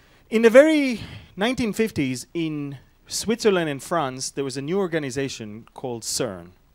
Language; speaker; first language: English; non-native, fluent; Hebrew